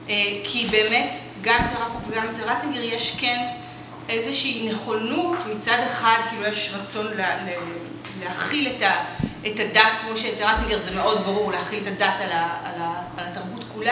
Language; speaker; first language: Hebrew; native; Hebrew